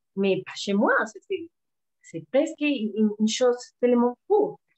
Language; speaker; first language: French; non-native, learner; Spanish